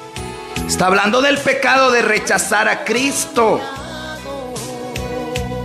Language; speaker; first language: Spanish; native; Spanish